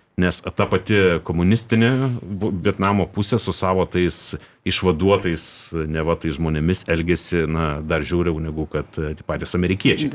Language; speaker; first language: Lithuanian; native; Lithuanian